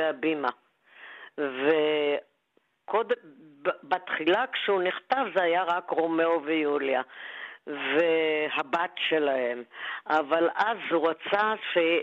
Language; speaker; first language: Hebrew; non-native, local second language; German